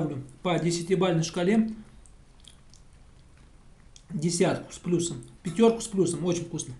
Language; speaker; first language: Russian; native; Russian